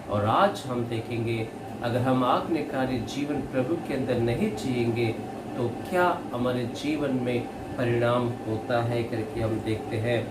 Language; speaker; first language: Hindi; non-native, local second language; Kannada